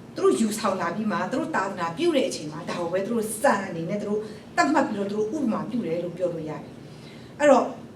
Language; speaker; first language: Burmese; non-native, local second language; Kachin